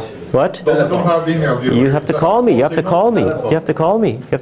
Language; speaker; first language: English; early bilingual, other home language; Ukrainian